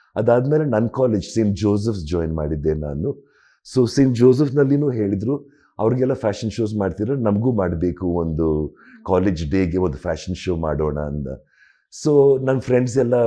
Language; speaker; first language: Kannada; non-native, local second language; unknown